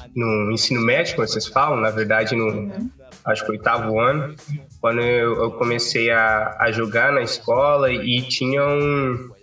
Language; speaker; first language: Portuguese; non-native, local second language; Kabuverdianu